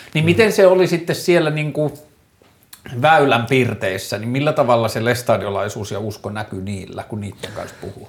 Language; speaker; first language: Finnish; native; Finnish